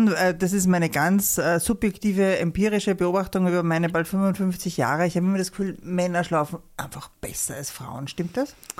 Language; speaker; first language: German; native; German